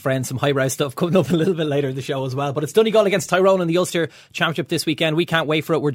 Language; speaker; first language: English; native; English